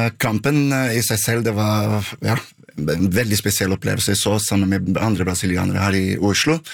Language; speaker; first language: Norwegian; non-native, fluent; Portuguese